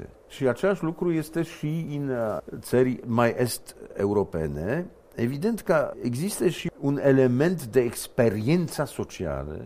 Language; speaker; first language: Romanian; non-native, fluent; Polish